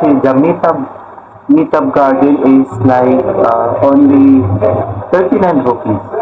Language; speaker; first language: English; non-native, fluent; Filipino